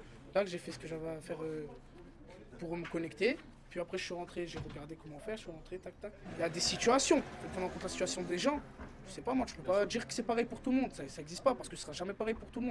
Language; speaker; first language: French; native; French